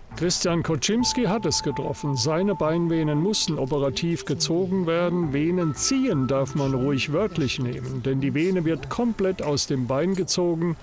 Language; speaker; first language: German; native; German